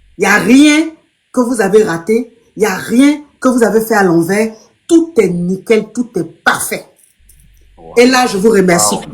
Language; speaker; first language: French; non-native, local second language; Lingala